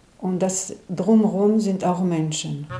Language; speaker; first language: German; non-native, fluent; Italian